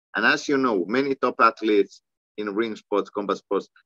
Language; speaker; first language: English; non-native, fluent; Finnish